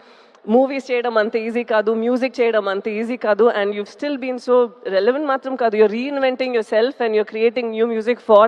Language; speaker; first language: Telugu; non-native, local second language; Tamil